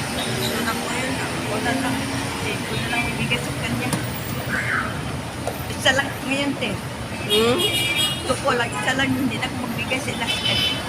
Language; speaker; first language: Filipino; non-native, local second language; Cebuano